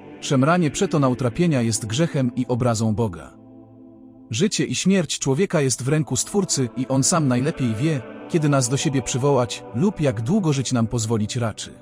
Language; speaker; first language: Polish; native; Polish